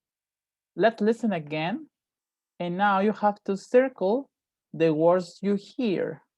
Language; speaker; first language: English; non-native, fluent; Spanish